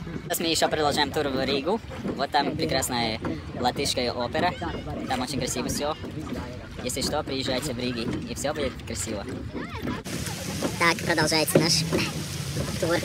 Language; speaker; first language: Russian; non-native, local second language; Latvian